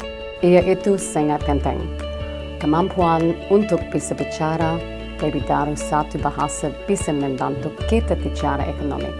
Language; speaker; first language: Indonesian; non-native, fluent; English